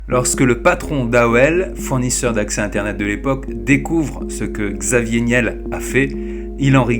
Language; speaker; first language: French; native; French